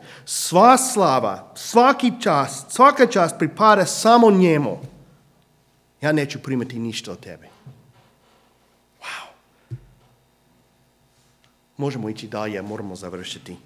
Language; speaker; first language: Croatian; non-native, fluent; English